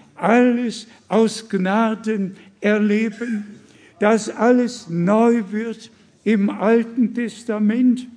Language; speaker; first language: German; native; German